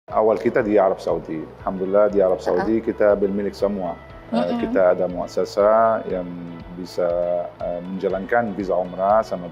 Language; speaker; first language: Indonesian; non-native, learner; Arabic